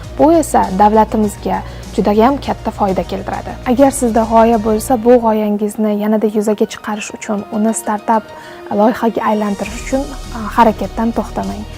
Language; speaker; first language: Uzbek; non-native, local second language; Kara-Kalpak